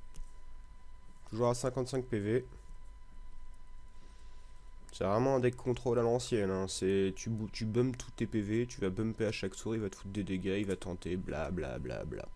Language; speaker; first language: French; native; French